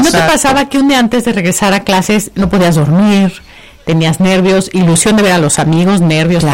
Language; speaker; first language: Spanish; native; Spanish